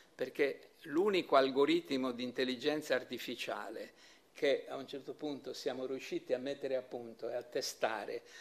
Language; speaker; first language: Italian; native; Italian